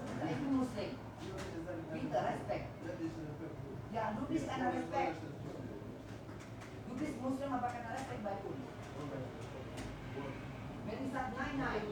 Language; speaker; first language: German; non-native, learner; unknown